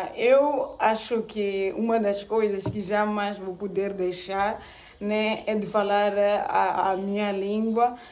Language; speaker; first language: Portuguese; non-native, local second language; Tsonga